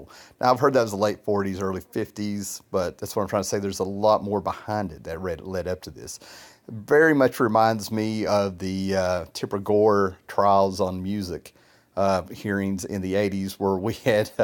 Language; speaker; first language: English; native; English